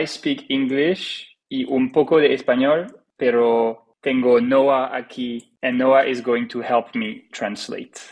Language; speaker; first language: Spanish; non-native, learner; English